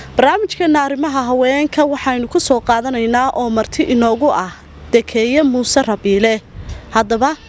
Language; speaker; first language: Somali; native; Somali